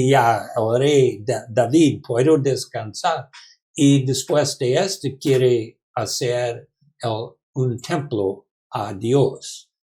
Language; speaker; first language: Spanish; non-native, learner; English